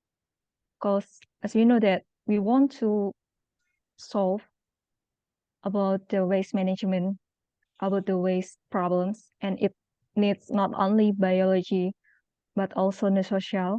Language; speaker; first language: English; non-native, local second language; Indonesian